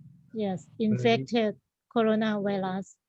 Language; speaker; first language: English; non-native, learner; Thai